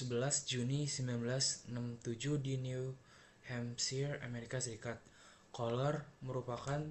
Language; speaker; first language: Indonesian; native; Indonesian